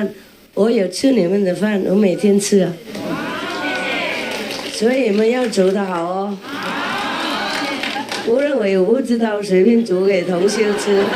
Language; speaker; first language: Chinese; non-native, fluent; Vietnamese